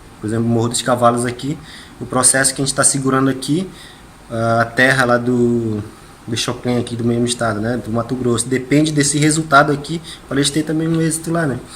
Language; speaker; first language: Portuguese; non-native, local second language; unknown